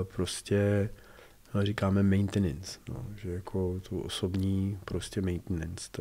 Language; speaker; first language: Czech; non-native, fluent; English